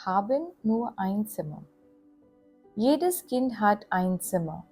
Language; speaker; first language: German; non-native, fluent; Gujarati